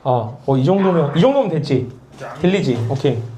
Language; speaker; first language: Korean; native; Korean